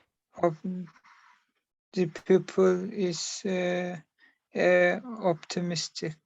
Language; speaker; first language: English; non-native, learner; Turkish